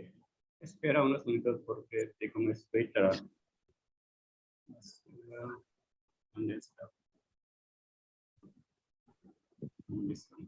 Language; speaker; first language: Spanish; non-native, fluent; Hindi